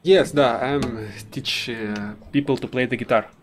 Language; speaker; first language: English; non-native, learner; Russian